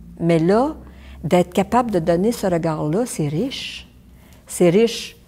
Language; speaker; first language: French; native; French